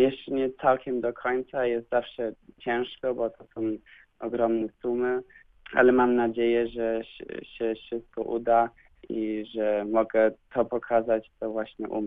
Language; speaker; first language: Polish; early bilingual, heritage; Polish